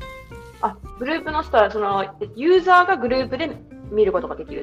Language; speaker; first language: Japanese; native; Japanese